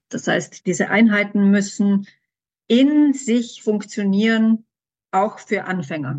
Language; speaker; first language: German; native; German